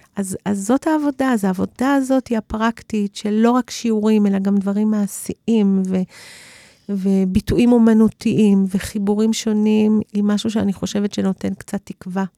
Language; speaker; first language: Hebrew; early bilingual, other home language; English